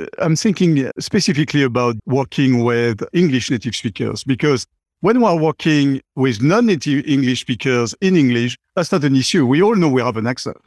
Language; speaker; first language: English; non-native, fluent; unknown